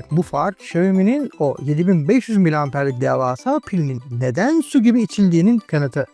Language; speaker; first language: Turkish; native; Turkish